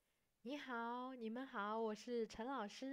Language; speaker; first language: Chinese; non-native, fluent; English